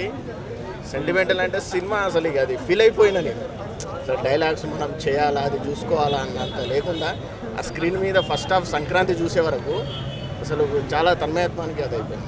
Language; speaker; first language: Telugu; native; Telugu